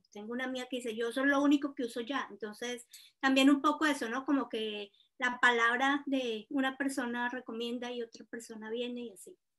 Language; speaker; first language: Spanish; native; Spanish